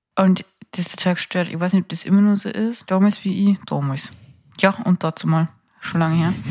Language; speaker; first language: German; native; German